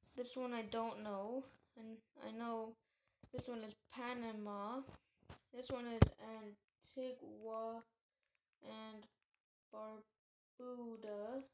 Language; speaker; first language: English; native; English